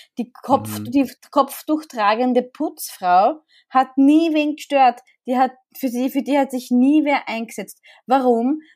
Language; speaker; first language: German; early bilingual, other home language; Arabic